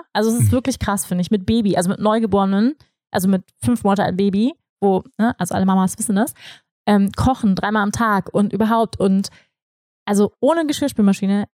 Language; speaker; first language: German; native; German